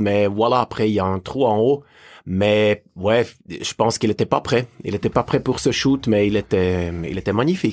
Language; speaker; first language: French; native; French